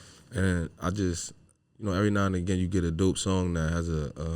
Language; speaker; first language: English; native; English